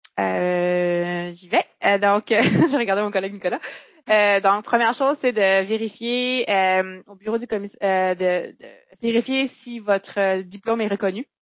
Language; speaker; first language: French; native; French